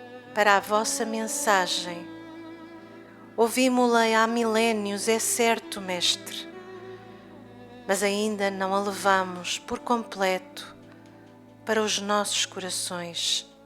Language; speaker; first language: Portuguese; native; Portuguese